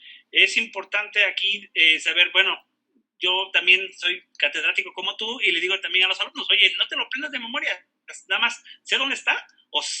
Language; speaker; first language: Spanish; native; Spanish